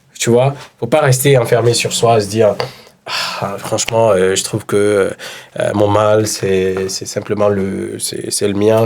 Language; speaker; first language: French; non-native, local second language; Wolof